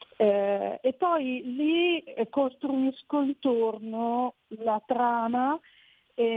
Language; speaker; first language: Italian; native; Italian